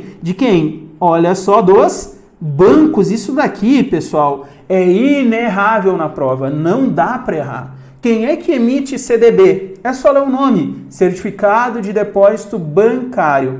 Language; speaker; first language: Portuguese; native; Portuguese